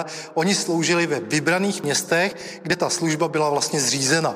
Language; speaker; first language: Czech; native; Czech